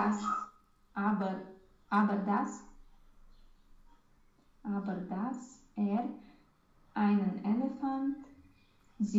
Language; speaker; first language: German; non-native, learner; Romanian